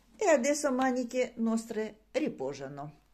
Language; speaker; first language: Italian; non-native, learner; Russian